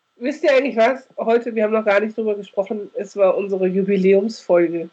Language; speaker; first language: German; native; German